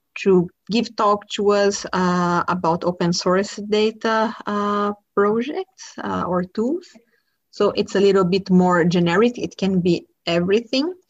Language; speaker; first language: English; non-native, fluent; Portuguese